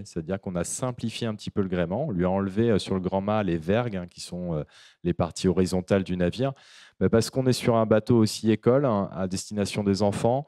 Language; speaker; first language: French; native; French